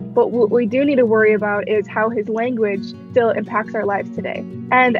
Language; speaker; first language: English; native; English